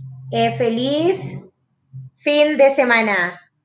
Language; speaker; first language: Spanish; non-native, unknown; Filipino